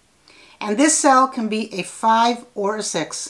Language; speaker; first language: English; native; English